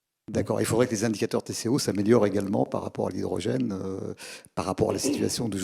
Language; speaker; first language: French; native; French